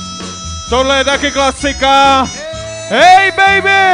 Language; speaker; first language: Czech; native; Czech